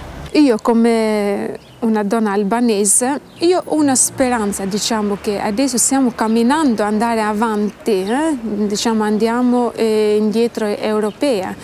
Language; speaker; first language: Italian; non-native, learner; Albanian